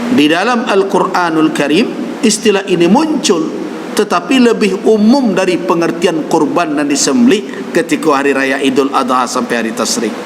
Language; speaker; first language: Malay; non-native, local second language; Minangkabau